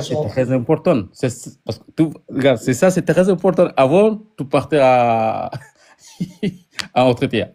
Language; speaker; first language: French; non-native, learner; Arabic